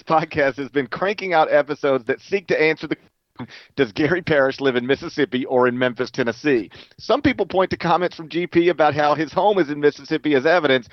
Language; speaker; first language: English; native; English